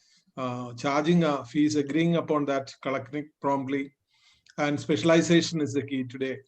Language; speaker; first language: English; non-native, local second language; Malayalam